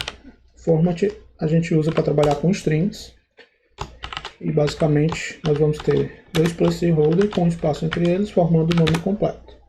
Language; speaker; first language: Portuguese; native; Portuguese